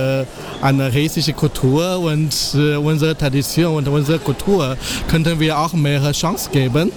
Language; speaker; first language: German; non-native, fluent; Chinese